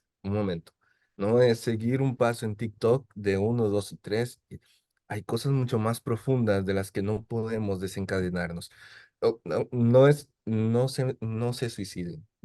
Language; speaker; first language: Spanish; native; Spanish